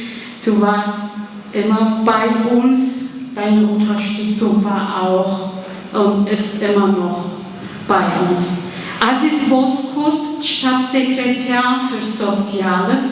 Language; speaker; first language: German; non-native, fluent; Kurdish